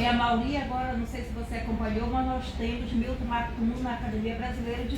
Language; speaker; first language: Portuguese; native; Portuguese